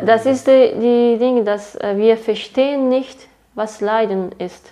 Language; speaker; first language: German; non-native, fluent; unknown